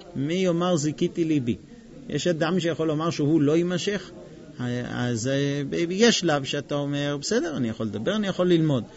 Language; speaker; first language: Hebrew; non-native, fluent; English